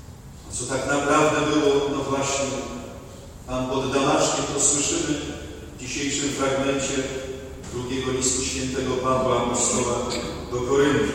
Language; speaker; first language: Polish; native; Polish